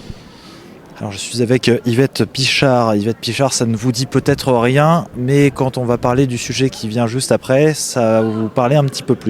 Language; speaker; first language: French; native; French